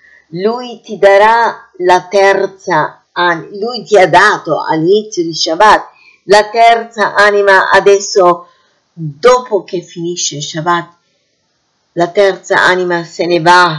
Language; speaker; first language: Italian; non-native, fluent; English